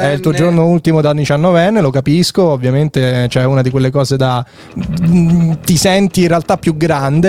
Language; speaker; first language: Italian; native; Italian